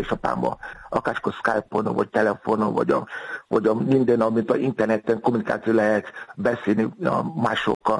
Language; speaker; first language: Hungarian; non-native, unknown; Yoruba